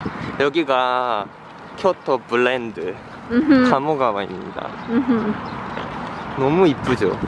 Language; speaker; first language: Korean; non-native, fluent; Japanese